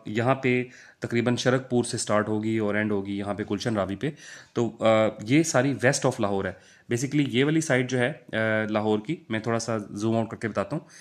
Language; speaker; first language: Urdu; non-native, local second language; Punjabi